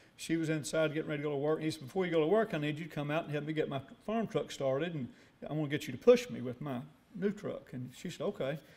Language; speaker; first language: English; native; English